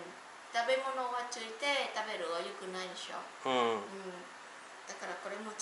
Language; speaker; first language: Japanese; non-native, learner; Vietnamese